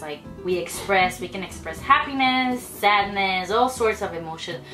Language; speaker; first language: English; early bilingual, other home language; Spanish